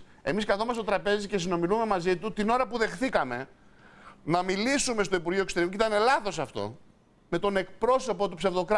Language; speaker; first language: Greek; native; Greek